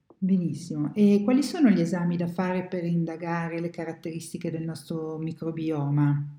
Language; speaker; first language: Italian; native; Italian